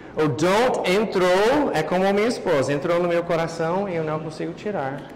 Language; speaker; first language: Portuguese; non-native, fluent; English